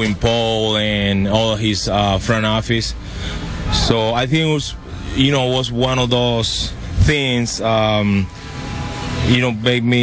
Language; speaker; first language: English; non-native, fluent; Spanish